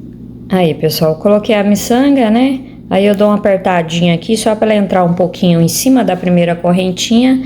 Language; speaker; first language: Portuguese; native; Portuguese